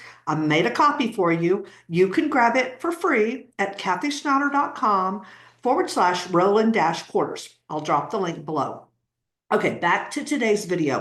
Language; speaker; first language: English; native; English